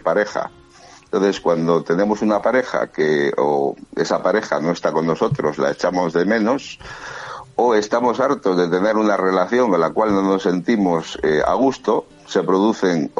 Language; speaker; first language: Spanish; native; Spanish